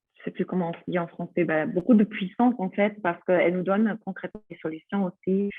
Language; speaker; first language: French; non-native, fluent; German